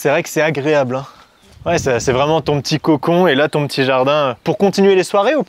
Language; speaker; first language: French; native; French